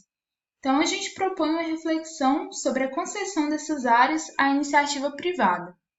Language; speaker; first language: Portuguese; native; Portuguese